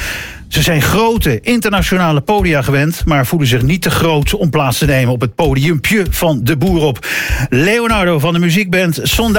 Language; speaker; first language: Dutch; native; Dutch